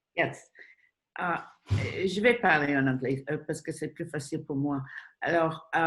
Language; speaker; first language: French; non-native, local second language; English